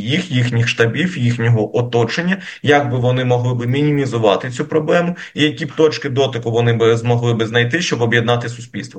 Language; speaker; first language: Ukrainian; native; Ukrainian